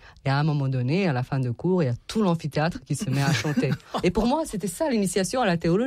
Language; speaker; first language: French; non-native, fluent; Serbian